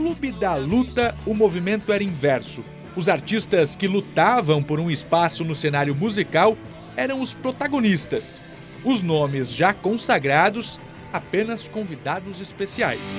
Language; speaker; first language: Portuguese; native; Portuguese